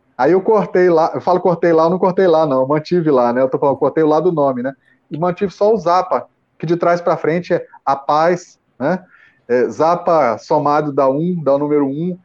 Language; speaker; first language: Portuguese; native; Portuguese